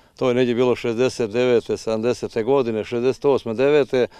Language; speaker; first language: Croatian; native; Croatian